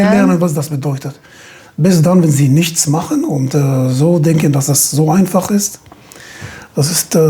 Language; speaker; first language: German; non-native, fluent; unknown